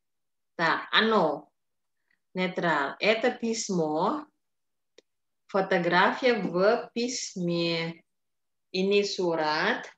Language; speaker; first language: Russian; non-native, fluent; Indonesian